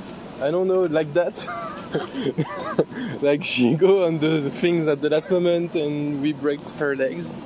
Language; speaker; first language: English; non-native, learner; French